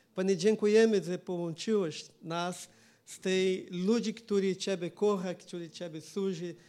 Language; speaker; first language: Polish; non-native, learner; Portuguese